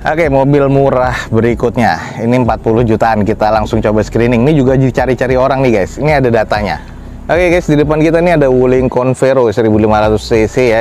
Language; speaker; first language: Indonesian; native; Indonesian